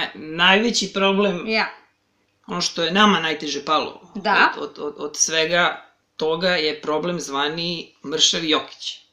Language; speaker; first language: Serbian; native; Serbian